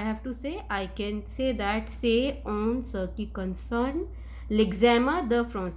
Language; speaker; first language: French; non-native, fluent; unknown